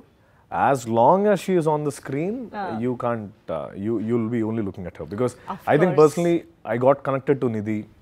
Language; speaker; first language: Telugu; native; Telugu